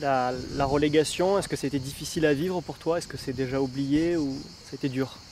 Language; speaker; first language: French; native; French